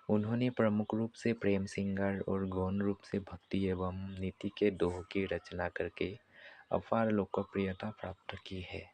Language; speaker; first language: Hindi; non-native, local second language; Assamese